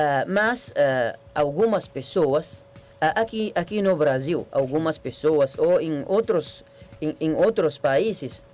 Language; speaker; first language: Portuguese; non-native, learner; Arabic